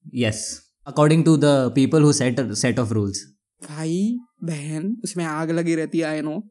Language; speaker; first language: Hindi; non-native, local second language; Marathi